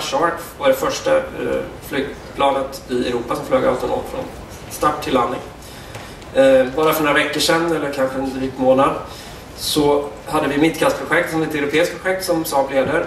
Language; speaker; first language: Swedish; native; Swedish